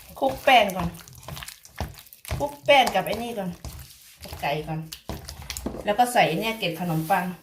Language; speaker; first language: Thai; non-native, local second language; Lao